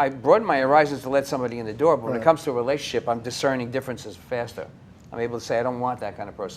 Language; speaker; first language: English; native; English